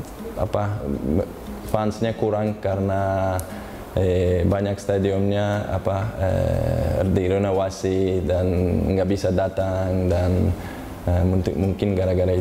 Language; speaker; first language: Indonesian; non-native, learner; Uzbek